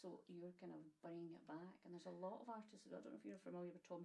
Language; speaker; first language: English; native; English